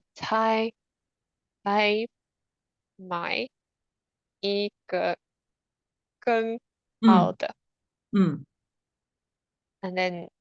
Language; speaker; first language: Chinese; non-native, learner; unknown